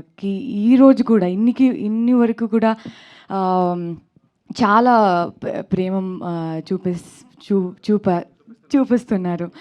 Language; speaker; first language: Telugu; non-native, learner; Kannada